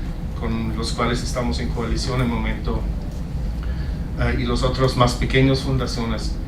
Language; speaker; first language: Spanish; non-native, fluent; German